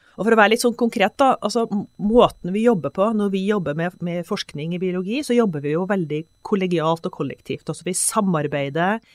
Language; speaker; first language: Norwegian; native; Norwegian